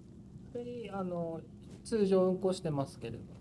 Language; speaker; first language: Japanese; native; Japanese